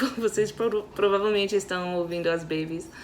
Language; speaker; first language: Portuguese; non-native, fluent; English